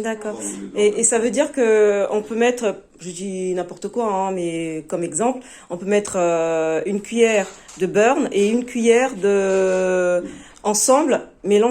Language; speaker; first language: French; native; French